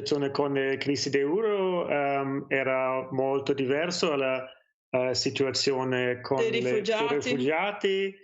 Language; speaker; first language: Italian; non-native, fluent; German